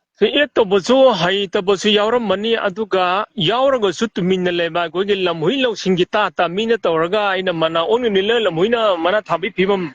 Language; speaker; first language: Manipuri; native; Manipuri